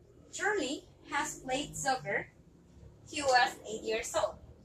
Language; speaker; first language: Spanish; native; Spanish